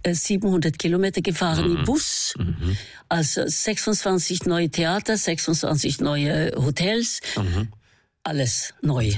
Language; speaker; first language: German; non-native, fluent; Norwegian